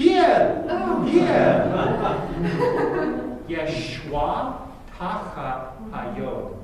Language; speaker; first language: Hebrew; non-native, fluent; English